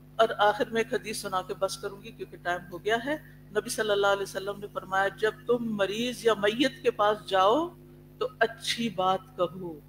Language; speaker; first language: Urdu; native; Urdu